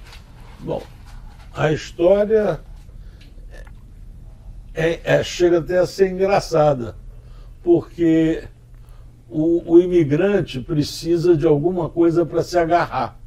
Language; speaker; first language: Portuguese; early bilingual, other home language; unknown